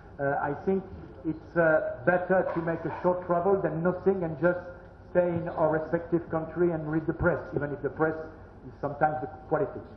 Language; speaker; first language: English; non-native, learner; French